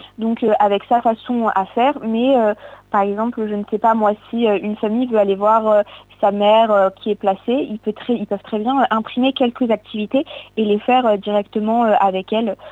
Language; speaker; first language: French; native; French